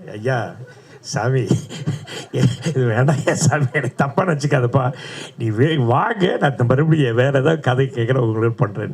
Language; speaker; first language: Tamil; native; Tamil